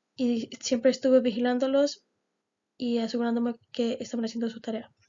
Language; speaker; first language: Spanish; early bilingual, heritage; Spanish